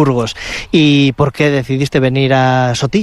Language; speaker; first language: Spanish; native; Spanish